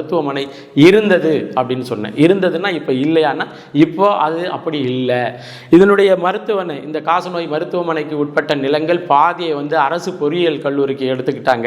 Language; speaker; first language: Tamil; native; Tamil